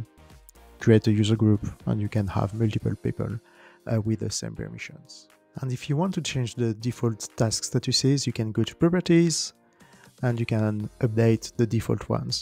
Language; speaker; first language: English; non-native, fluent; French